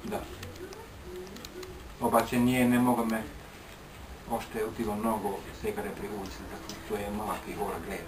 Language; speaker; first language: Bulgarian; non-native, learner; Finnish